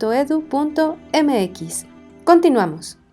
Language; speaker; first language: Spanish; native; Spanish